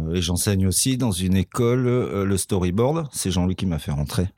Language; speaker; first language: French; native; French